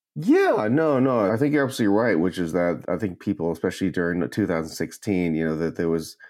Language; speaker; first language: English; native; English